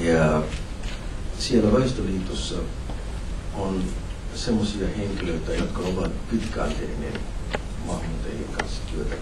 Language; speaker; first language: Finnish; non-native, fluent; Somali